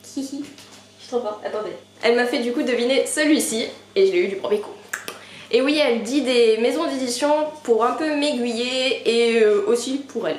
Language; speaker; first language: French; native; French